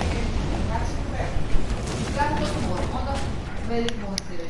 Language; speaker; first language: Dutch; non-native, learner; Portuguese